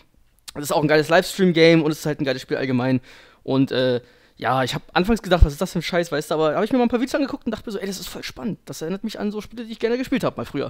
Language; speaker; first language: German; native; German